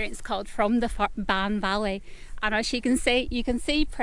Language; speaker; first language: English; native; English